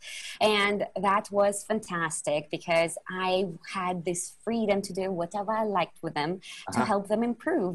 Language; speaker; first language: English; non-native, fluent; Russian